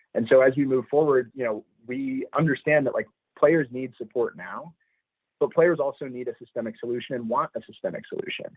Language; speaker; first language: English; native; English